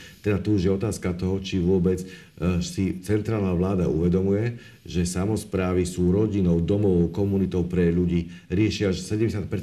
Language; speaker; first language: Slovak; native; Slovak